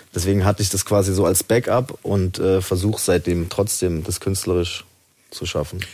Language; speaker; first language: German; native; German